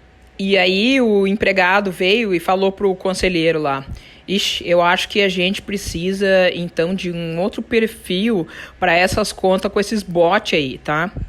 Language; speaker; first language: Portuguese; native; Portuguese